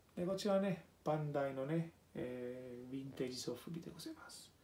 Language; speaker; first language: Japanese; non-native, fluent; Italian